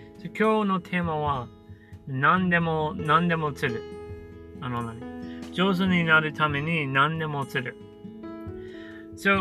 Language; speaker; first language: Japanese; non-native, learner; English